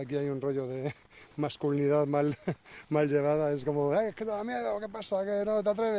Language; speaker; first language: Spanish; native; Spanish